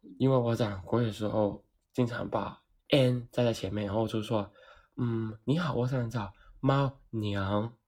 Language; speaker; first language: Chinese; non-native, local second language; Cantonese